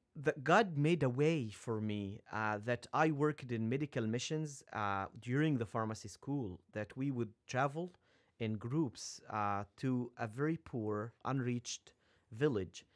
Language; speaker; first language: English; non-native, fluent; Arabic